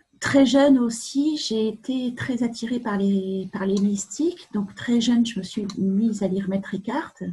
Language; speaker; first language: French; native; French